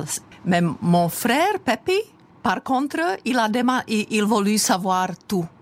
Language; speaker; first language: French; non-native, fluent; Czech